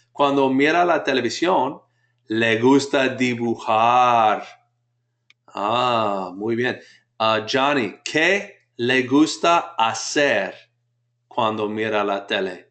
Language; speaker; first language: Spanish; non-native, fluent; English